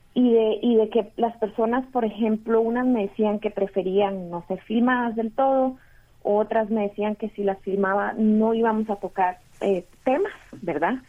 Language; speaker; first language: Spanish; native; Spanish